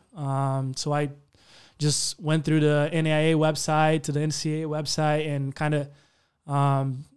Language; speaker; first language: English; non-native, fluent; Portuguese